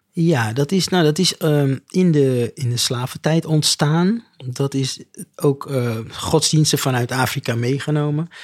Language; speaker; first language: Dutch; native; Dutch